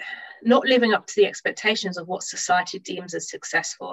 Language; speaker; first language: English; native; English